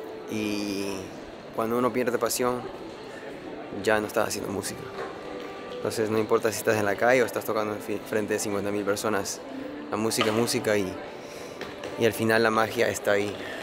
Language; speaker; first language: Spanish; early bilingual, heritage; Spanish